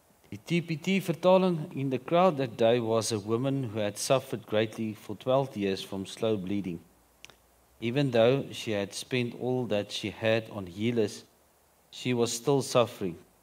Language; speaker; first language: English; non-native, local second language; Afrikaans